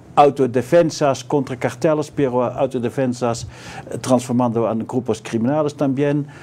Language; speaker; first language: Spanish; non-native, learner; Dutch